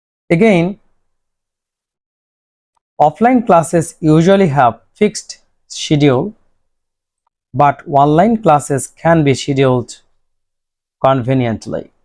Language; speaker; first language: English; non-native, local second language; Bangla